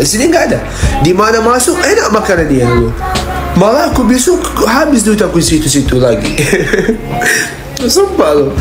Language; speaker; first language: Indonesian; non-native, fluent; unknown